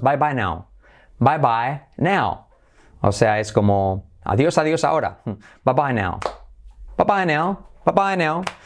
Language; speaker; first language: English; non-native, fluent; Spanish